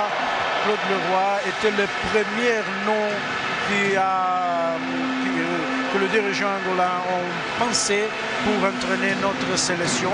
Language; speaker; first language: French; non-native, fluent; Portuguese